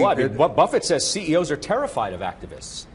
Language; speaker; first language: English; native; English